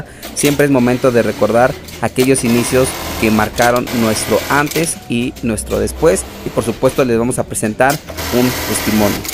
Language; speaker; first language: Spanish; native; Spanish